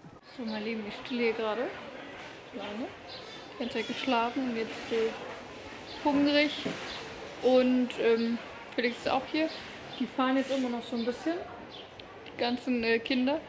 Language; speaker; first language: German; native; German